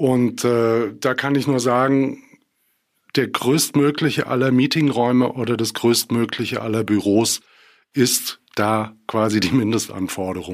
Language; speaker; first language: German; native; German